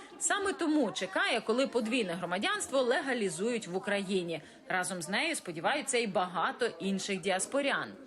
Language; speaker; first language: Ukrainian; native; Ukrainian